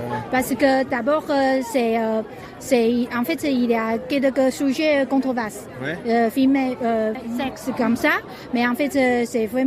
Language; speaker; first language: French; non-native, learner; Chinese